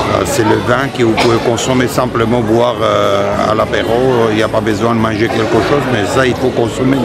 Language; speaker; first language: French; non-native, fluent; Georgian